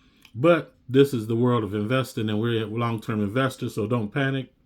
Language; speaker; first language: English; native; English